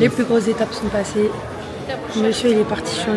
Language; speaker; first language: French; native; French